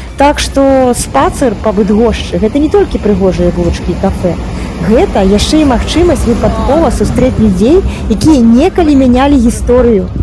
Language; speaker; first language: Belarusian; native; Belarusian